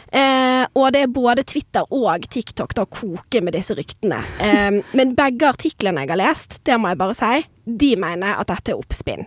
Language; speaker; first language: Norwegian; native; Norwegian